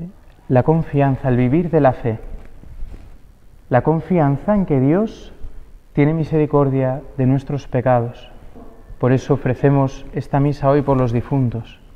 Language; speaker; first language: Spanish; native; Spanish